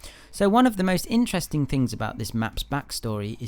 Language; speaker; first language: English; native; English